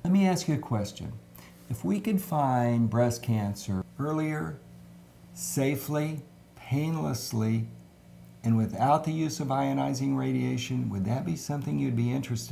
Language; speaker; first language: English; native; English